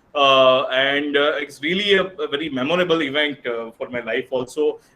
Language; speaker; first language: English; non-native, local second language; Gujarati